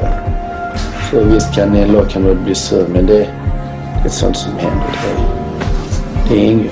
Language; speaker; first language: Swedish; early bilingual, other home language; Bosnian